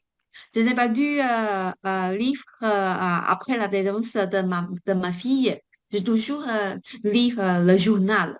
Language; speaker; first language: French; non-native, learner; Chinese